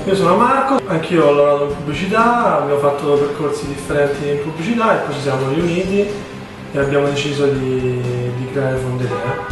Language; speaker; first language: Italian; native; Italian